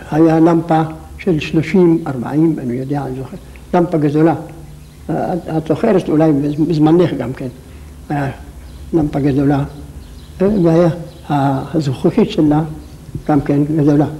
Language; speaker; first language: Hebrew; non-native, local second language; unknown